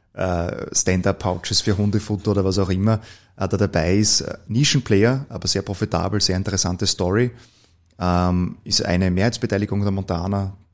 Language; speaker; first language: German; native; German